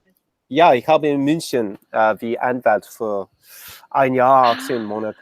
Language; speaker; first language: German; non-native, learner; English